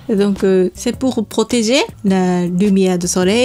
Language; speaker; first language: French; non-native, learner; Japanese